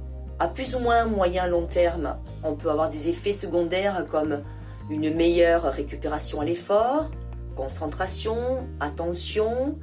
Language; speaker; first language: French; native; French